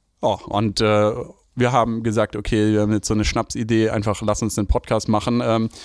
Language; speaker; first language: German; native; German